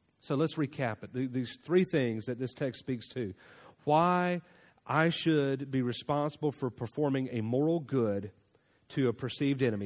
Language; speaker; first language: English; native; English